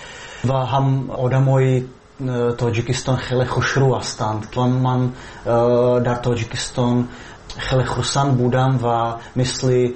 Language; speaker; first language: Persian; non-native, fluent; Czech